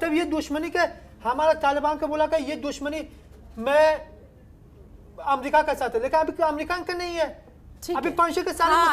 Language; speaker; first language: Hindi; non-native, learner; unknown